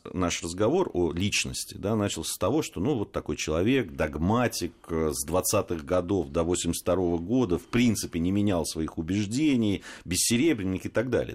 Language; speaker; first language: Russian; native; Russian